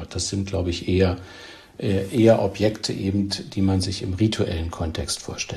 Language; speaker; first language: German; native; German